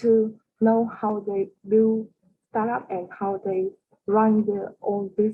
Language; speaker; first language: English; non-native, learner; Vietnamese